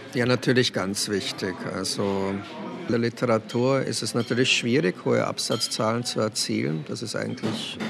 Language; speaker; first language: German; early bilingual, other home language; Czech